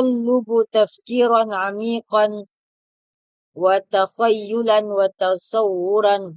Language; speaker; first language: Arabic; non-native, learner; Indonesian